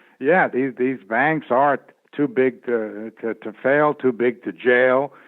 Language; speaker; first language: English; native; English